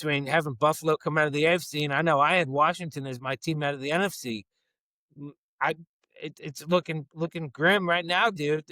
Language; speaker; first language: English; native; English